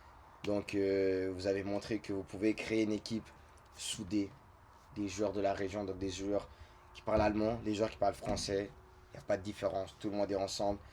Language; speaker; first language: French; native; French